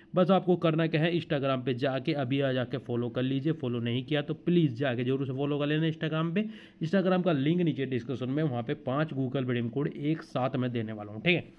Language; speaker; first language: Hindi; native; Hindi